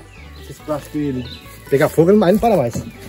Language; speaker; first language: Portuguese; native; Portuguese